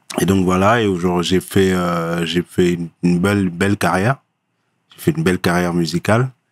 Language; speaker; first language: French; early bilingual, other home language; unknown